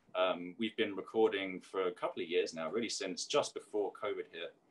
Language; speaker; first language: English; native; English